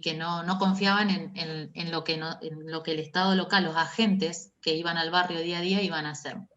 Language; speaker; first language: Spanish; native; Spanish